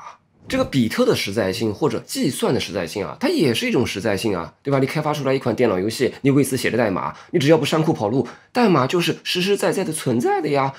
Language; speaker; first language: Chinese; native; Chinese